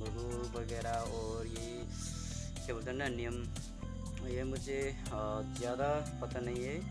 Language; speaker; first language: Hindi; non-native, local second language; Nepali